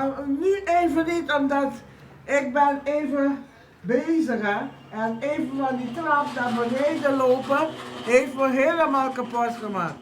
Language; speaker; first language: Dutch; non-native, local second language; Papiamento